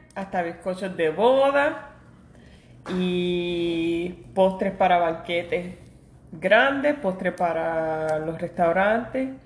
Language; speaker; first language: Spanish; early bilingual, heritage; Spanish